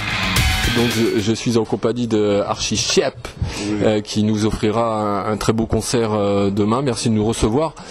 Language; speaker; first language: French; native; French